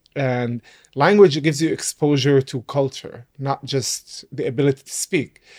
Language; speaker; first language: English; non-native, fluent; Arabic